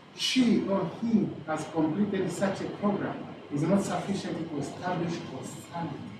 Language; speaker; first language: English; non-native, local second language; Swahili